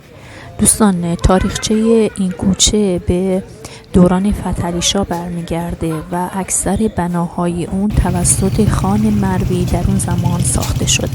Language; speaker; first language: Persian; native; Persian